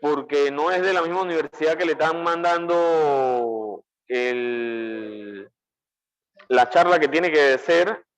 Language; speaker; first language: Spanish; native; Spanish